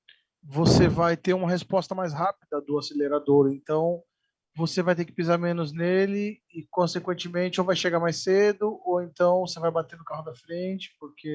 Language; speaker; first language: Portuguese; native; Portuguese